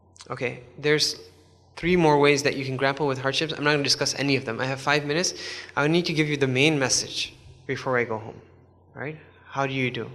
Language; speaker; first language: English; native; English